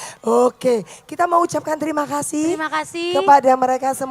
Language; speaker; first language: Indonesian; native; Indonesian